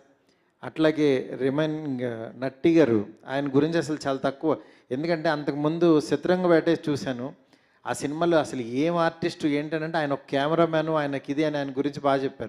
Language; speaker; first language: Telugu; native; Telugu